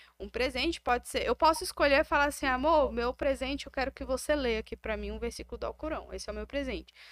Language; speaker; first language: Portuguese; native; Portuguese